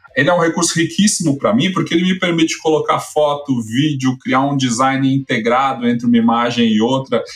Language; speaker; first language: Portuguese; native; Portuguese